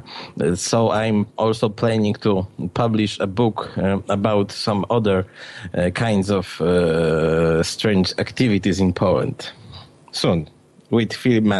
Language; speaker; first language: English; non-native, fluent; Polish